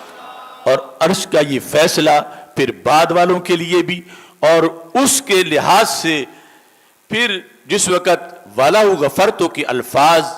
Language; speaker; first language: Urdu; native; Urdu